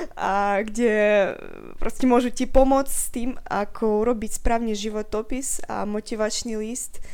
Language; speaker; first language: Slovak; non-native, fluent; Russian